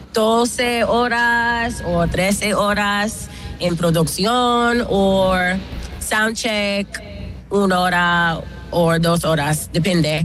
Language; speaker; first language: Spanish; non-native, learner; English